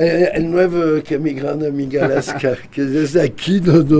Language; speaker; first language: Spanish; non-native, fluent; French